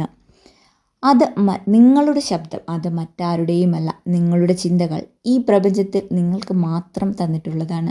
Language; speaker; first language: Malayalam; native; Malayalam